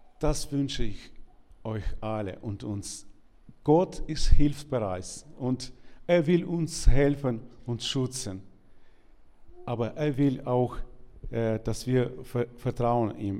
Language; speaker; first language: German; non-native, learner; Ukrainian